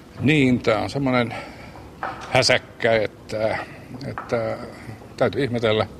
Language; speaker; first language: Finnish; native; Finnish